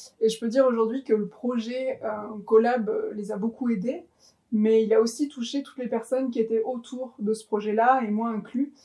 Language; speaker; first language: French; native; French